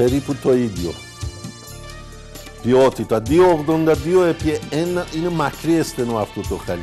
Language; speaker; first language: Greek; non-native, learner; Persian